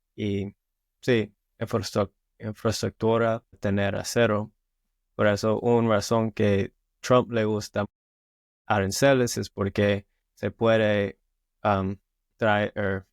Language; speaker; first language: Spanish; non-native, learner; English